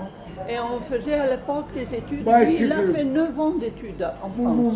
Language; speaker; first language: French; non-native, fluent; Greek